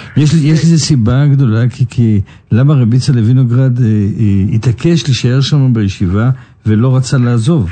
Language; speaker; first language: Hebrew; native; Hebrew